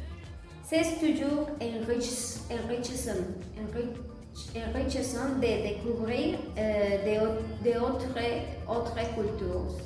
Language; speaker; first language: French; non-native, learner; Spanish